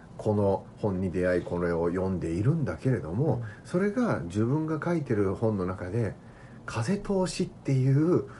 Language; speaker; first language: Japanese; native; Japanese